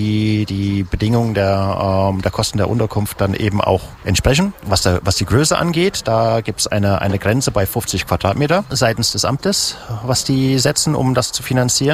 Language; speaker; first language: German; native; German